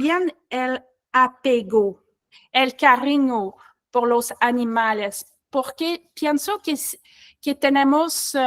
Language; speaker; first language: Spanish; non-native, learner; French